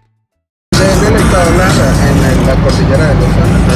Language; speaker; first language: English; non-native, learner; Spanish